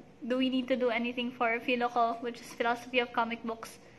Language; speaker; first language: English; non-native, local second language; Filipino